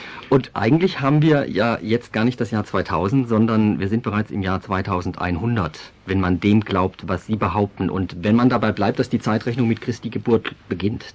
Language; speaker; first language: German; native; German